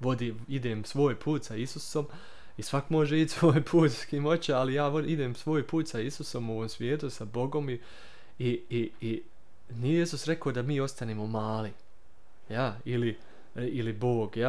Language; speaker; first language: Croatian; early bilingual, heritage; Croatian